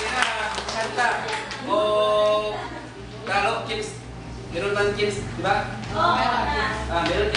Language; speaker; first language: Filipino; non-native, learner; Malay